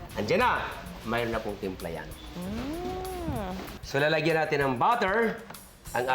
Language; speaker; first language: Filipino; native; Filipino